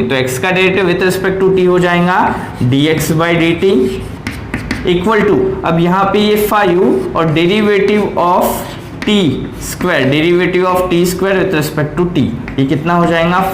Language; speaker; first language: Hindi; native; Hindi